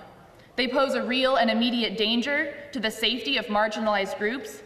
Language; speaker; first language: English; native; English